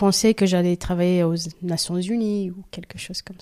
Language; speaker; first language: French; non-native, fluent; Kabuverdianu